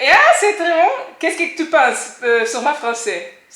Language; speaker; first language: French; non-native, learner; Portuguese